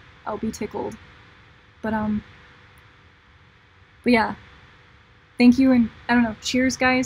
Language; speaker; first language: English; native; English